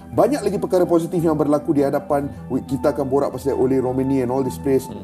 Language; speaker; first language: Malay; native; Malay